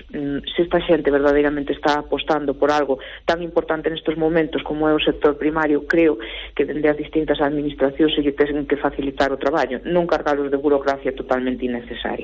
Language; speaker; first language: Galician; native; Galician